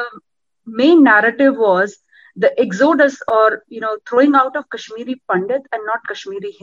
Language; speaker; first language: English; non-native, local second language; Hindi